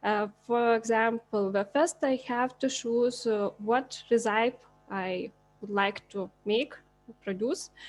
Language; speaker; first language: English; non-native, learner; Lithuanian